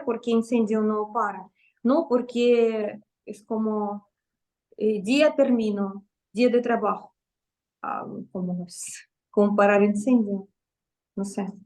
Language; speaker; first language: Spanish; non-native, fluent; Russian